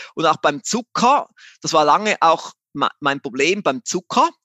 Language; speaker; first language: German; native; German